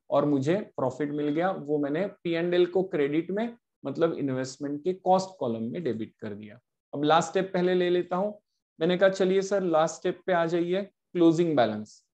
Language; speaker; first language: Hindi; non-native, local second language; Marathi